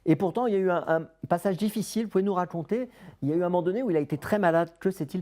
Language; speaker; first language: French; native; French